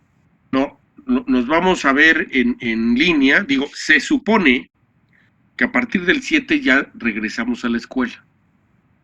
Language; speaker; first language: Spanish; native; Spanish